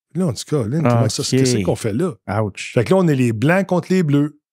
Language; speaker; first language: French; native; French